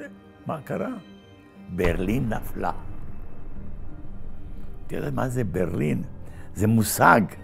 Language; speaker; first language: Hebrew; non-native, fluent; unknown